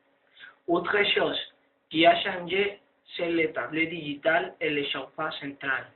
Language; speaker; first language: French; non-native, learner; Spanish